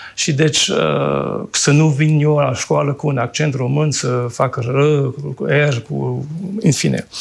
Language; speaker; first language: Romanian; non-native, fluent; French